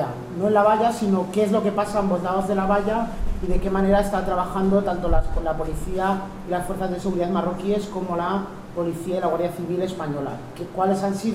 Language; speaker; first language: Spanish; native; Spanish